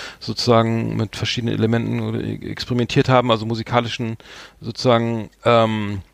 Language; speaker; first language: German; native; German